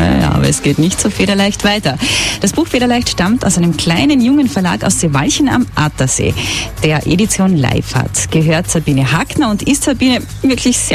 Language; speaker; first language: German; native; German